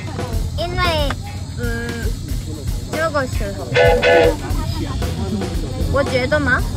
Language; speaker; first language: Chinese; non-native, learner; Korean